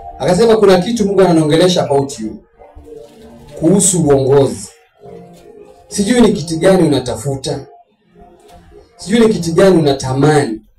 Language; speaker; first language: Swahili; non-native, local second language; Luo (Kenya and Tanzania)